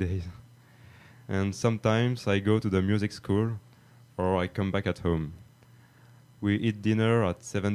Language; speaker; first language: English; non-native, fluent; French